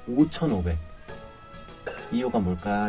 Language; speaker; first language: Korean; native; Korean